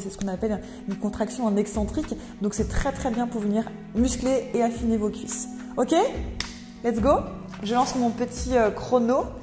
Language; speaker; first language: French; native; French